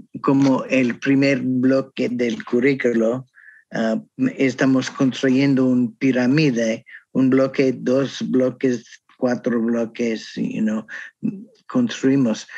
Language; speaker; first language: Spanish; non-native, learner; English